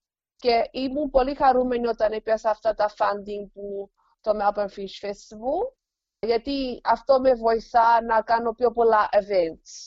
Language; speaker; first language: Greek; early bilingual, heritage; English